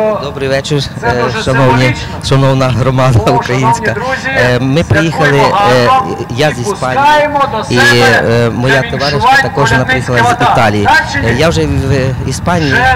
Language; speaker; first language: Ukrainian; native; Ukrainian